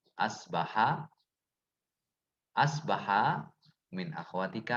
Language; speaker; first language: Arabic; non-native, fluent; Indonesian